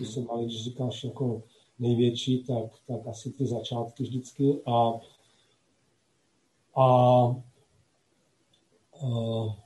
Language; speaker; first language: Czech; non-native, local second language; Slovak